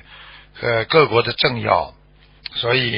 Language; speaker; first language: Chinese; native; Chinese